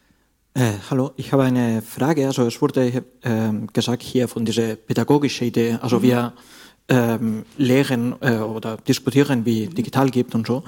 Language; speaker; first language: German; non-native, fluent; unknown